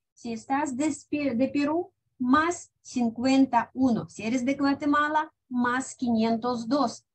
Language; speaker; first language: Spanish; non-native, fluent; Russian